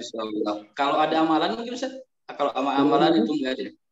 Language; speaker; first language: Indonesian; native; Indonesian